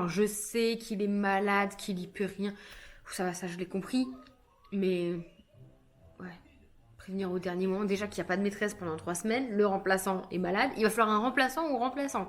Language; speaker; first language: French; native; French